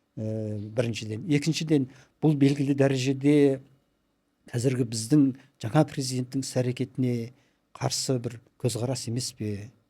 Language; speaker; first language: Kazakh; early bilingual, heritage; Kazakh